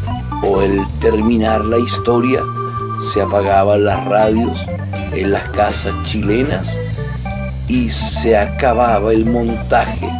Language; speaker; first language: Spanish; native; Spanish